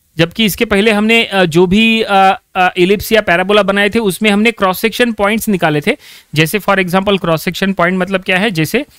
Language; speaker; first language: Hindi; non-native, local second language; Marathi